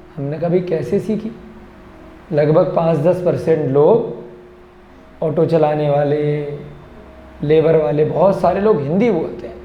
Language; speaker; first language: Hindi; native; Hindi